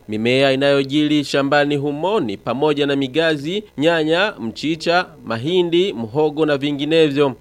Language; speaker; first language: Swahili; non-native, local second language; Rundi